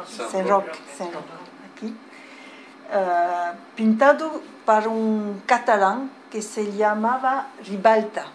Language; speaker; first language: Spanish; early bilingual, heritage; French